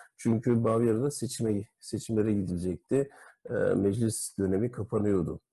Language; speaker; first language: Turkish; native; Turkish